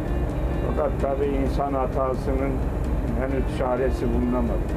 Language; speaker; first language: Turkish; native; Turkish